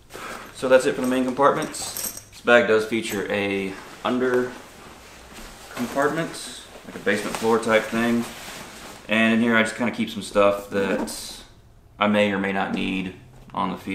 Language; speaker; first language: English; native; English